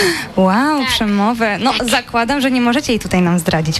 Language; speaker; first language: Polish; native; Polish